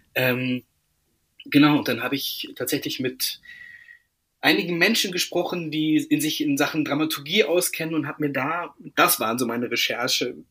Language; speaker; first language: German; native; German